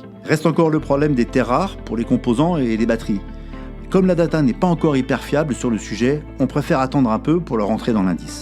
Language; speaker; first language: French; native; French